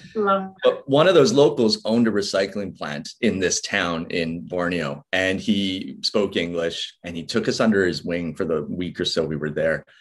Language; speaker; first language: English; native; English